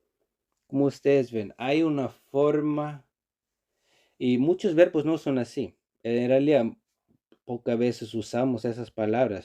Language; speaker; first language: Spanish; non-native, learner; Icelandic